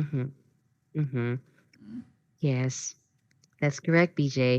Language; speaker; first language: English; non-native, fluent; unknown